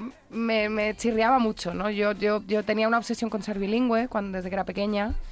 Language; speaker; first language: Spanish; native; Spanish